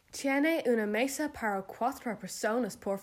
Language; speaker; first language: Spanish; non-native, learner; English